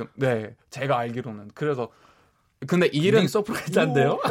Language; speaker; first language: Korean; non-native, fluent; Swedish